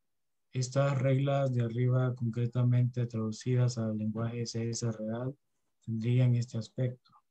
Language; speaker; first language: Spanish; native; Spanish